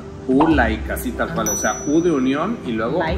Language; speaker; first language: Spanish; native; Spanish